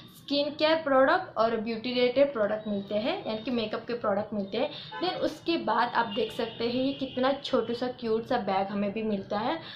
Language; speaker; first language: Hindi; non-native, local second language; Marathi